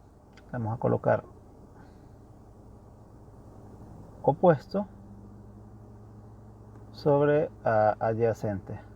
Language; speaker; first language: Spanish; native; Spanish